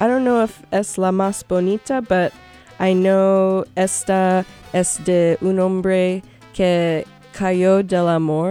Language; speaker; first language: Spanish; early bilingual, heritage; Spanish